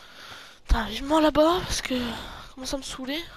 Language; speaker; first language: French; native; French